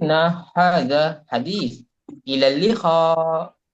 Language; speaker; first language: Arabic; non-native, learner; Malay